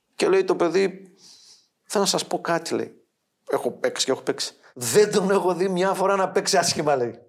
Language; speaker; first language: Greek; native; Greek